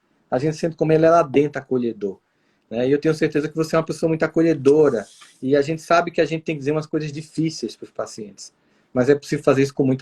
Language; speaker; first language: Portuguese; native; Portuguese